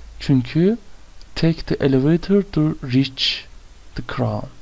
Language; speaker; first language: English; non-native, fluent; Turkish